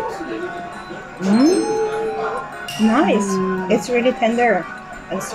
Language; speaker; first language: English; non-native, fluent; Russian